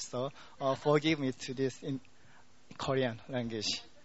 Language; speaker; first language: English; non-native, learner; Korean